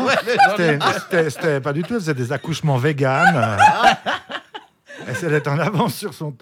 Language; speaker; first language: French; native; French